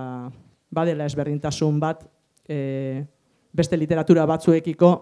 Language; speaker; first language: Basque; native; Basque